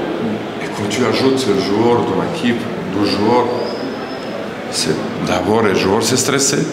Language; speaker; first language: French; non-native, learner; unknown